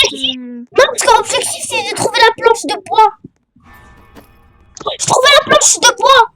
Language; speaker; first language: French; native; French